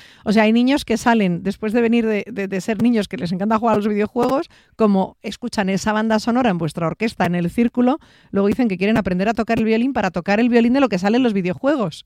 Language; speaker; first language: Spanish; native; Spanish